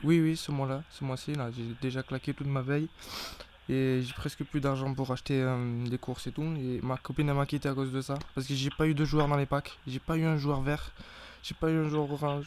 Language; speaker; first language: French; native; French